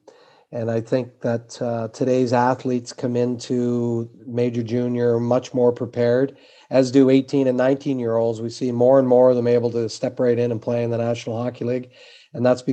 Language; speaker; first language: English; native; English